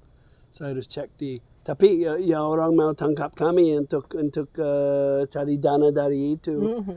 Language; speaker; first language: Indonesian; non-native, fluent; English